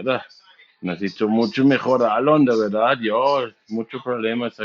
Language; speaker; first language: Spanish; non-native, learner; English